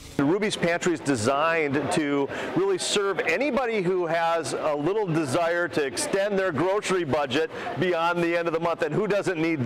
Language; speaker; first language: English; native; English